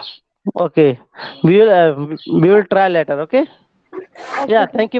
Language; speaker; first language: English; non-native, local second language; Hindi